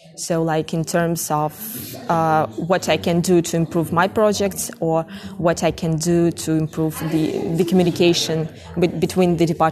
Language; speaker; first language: English; non-native, fluent; Russian